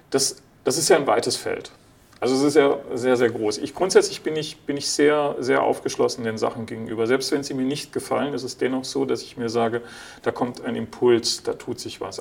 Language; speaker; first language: German; native; German